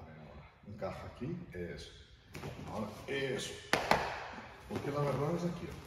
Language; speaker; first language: Spanish; non-native, fluent; Portuguese